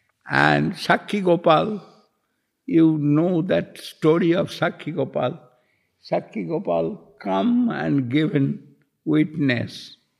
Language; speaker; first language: English; non-native, local second language; Bangla